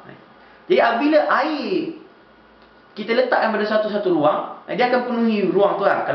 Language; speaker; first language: Malay; native; Malay